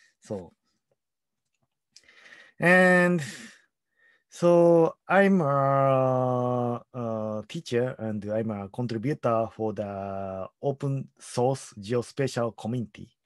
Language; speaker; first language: English; non-native, learner; Japanese